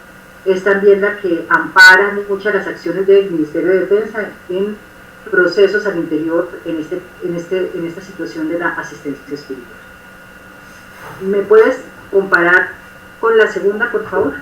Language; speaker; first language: Spanish; native; Spanish